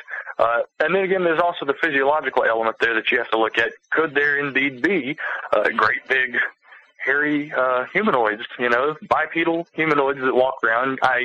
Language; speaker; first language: English; native; English